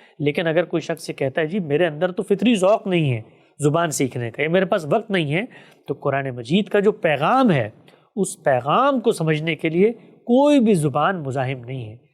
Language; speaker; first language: Urdu; native; Urdu